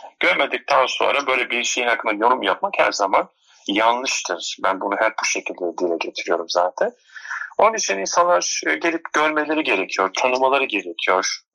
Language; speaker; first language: Turkish; non-native, local second language; Turoyo